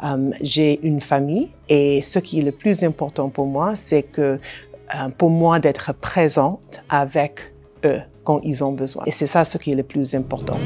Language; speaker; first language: French; non-native, fluent; English